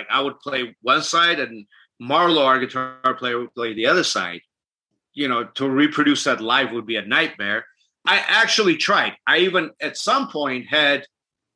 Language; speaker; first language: English; non-native, fluent; Armenian